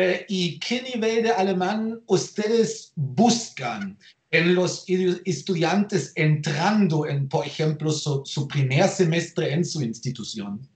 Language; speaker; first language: Spanish; non-native, fluent; German